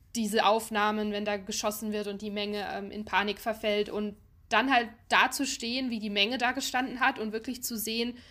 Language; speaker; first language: German; native; German